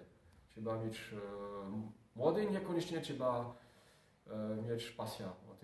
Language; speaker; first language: Polish; non-native, learner; French